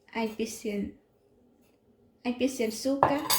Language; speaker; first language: German; non-native, learner; Thai